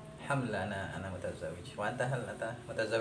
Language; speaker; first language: Arabic; non-native, learner; Indonesian